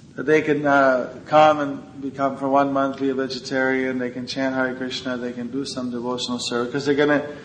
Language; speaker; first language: English; native; English